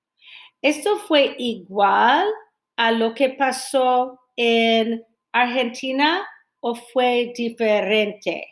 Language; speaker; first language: Spanish; non-native, fluent; English